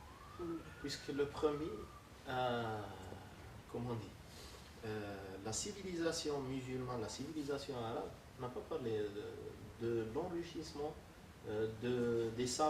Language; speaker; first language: French; non-native, local second language; Arabic